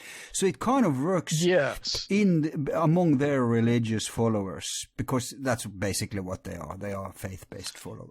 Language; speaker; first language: English; non-native, fluent; Norwegian